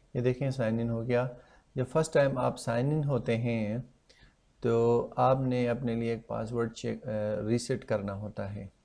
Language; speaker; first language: Urdu; non-native, local second language; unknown